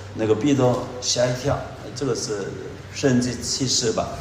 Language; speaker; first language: Chinese; non-native, fluent; Korean